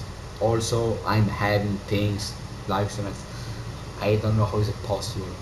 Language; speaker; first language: English; non-native, learner; Italian